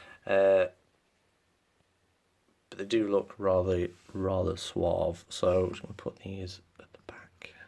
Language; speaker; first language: English; native; English